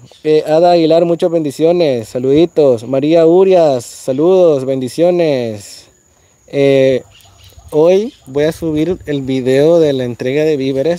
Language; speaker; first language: Spanish; native; Spanish